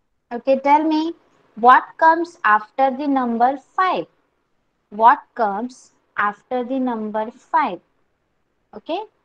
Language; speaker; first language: English; non-native, local second language; Marathi